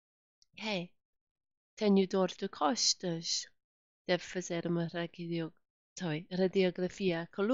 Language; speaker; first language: Portuguese; non-native, fluent; English